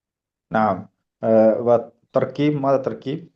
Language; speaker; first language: Arabic; non-native, learner; Urdu